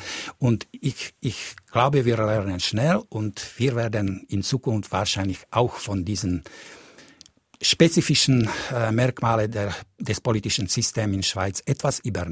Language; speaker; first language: German; non-native, fluent; Slovak